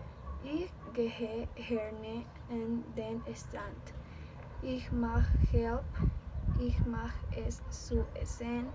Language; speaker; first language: German; non-native, learner; Spanish